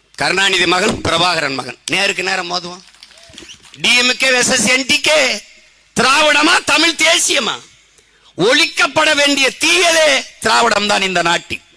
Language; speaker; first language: Tamil; native; Tamil